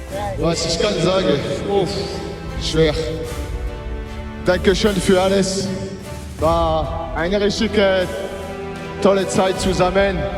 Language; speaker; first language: German; non-native, fluent; French